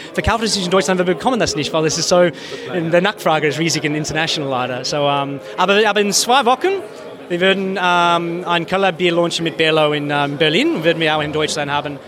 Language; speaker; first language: German; non-native, fluent; English